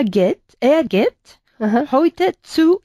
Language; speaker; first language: German; non-native, learner; Spanish